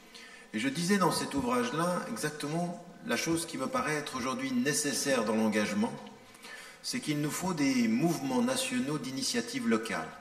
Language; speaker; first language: French; native; French